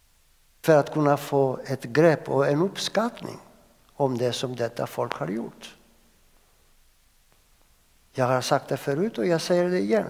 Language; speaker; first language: Swedish; non-native, fluent; Greek